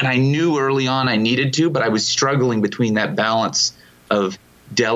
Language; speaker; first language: English; native; English